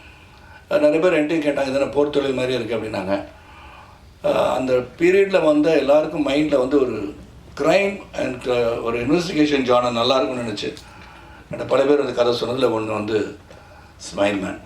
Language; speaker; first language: Tamil; native; Tamil